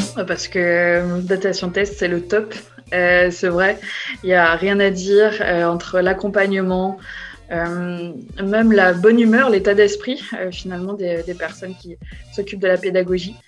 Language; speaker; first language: French; native; French